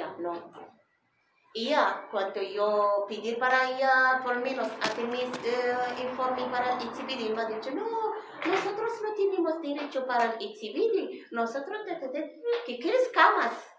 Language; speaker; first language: Spanish; non-native, learner; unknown